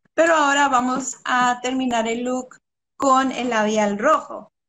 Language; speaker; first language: Spanish; early bilingual, other home language; English